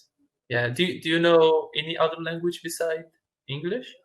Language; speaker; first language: English; non-native, fluent; Arabic